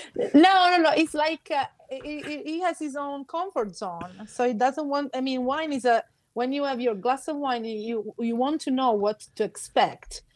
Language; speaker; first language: English; non-native, fluent; Sicilian